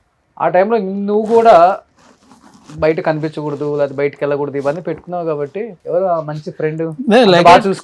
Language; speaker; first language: Telugu; native; Telugu